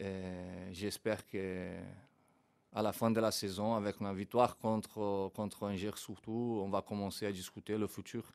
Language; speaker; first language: French; non-native, fluent; Portuguese